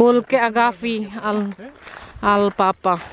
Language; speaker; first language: Catalan; non-native, learner; Filipino